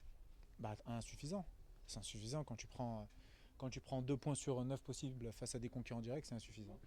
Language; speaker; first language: French; native; French